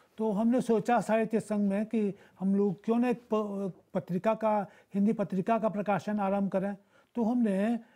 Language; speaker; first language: Hindi; early bilingual, heritage; Bhojpuri